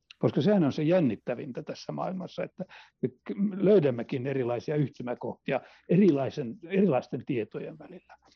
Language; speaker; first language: Finnish; non-native, local second language; Swedish